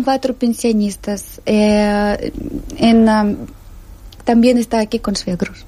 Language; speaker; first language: Spanish; non-native, learner; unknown